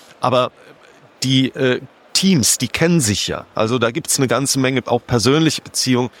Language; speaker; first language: German; native; German